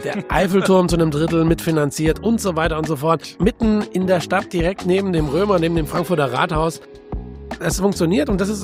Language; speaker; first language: German; native; German